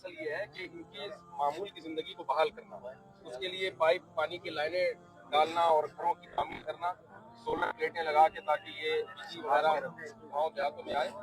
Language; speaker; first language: Urdu; native; Urdu